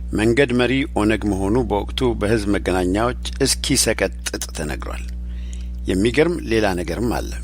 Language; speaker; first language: Amharic; native; Amharic